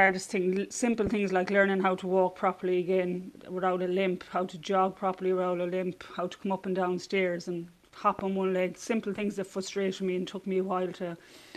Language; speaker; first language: English; native; English